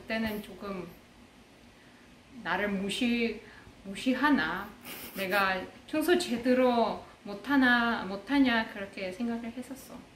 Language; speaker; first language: Korean; non-native, fluent; Russian